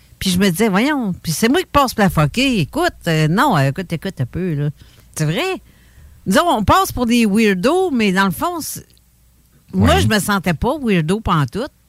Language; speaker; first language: French; native; French